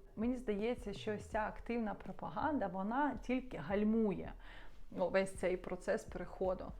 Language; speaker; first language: Ukrainian; non-native, local second language; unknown